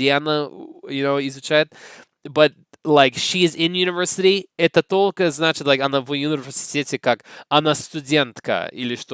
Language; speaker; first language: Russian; non-native, learner; English